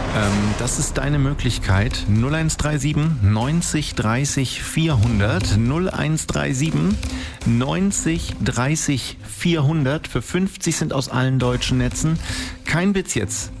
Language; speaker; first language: German; native; German